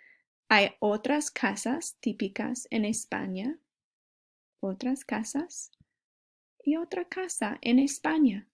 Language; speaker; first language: Spanish; non-native, fluent; English